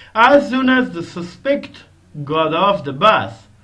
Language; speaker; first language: English; non-native, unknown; Persian